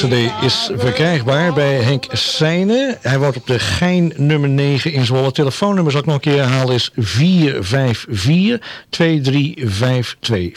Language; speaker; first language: Dutch; native; Dutch